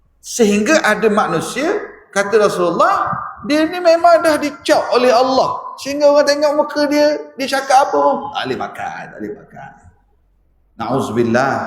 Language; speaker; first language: Malay; native; Malay